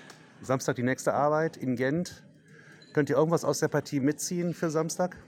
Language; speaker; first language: German; native; German